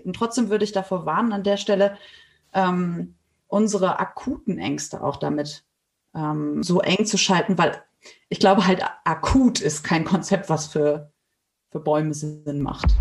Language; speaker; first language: German; native; German